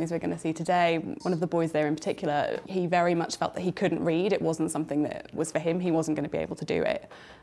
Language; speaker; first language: English; native; English